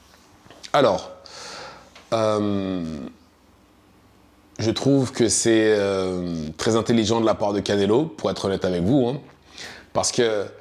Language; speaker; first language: French; native; French